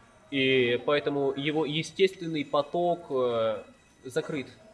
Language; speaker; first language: Russian; native; Russian